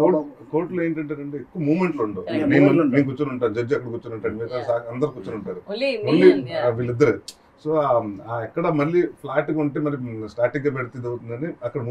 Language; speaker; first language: Telugu; native; Telugu